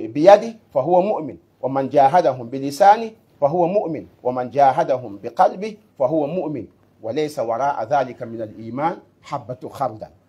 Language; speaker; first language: Arabic; non-native, fluent; Mossi